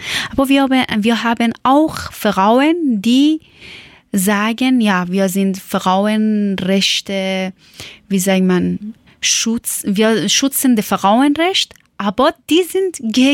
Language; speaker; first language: German; non-native, learner; Persian